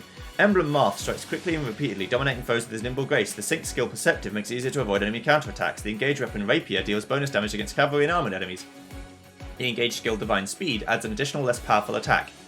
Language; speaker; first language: English; native; English